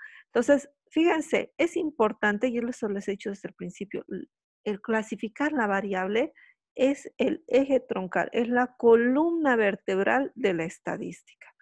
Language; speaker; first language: Spanish; native; Spanish